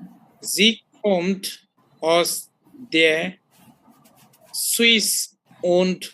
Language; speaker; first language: German; non-native, learner; Bangla